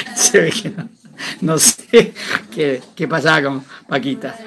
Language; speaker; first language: Spanish; native; Spanish